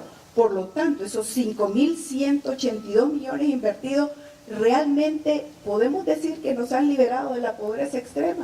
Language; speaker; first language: Spanish; native; Spanish